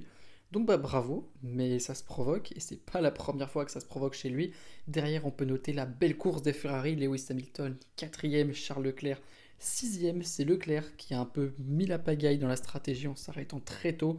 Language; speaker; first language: French; native; French